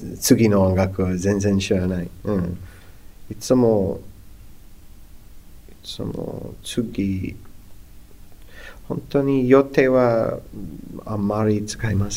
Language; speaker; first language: Japanese; non-native, learner; English